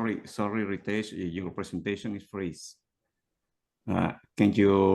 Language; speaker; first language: English; non-native, learner; Spanish